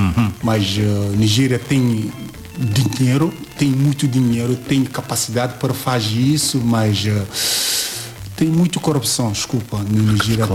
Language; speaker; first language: Portuguese; non-native, learner; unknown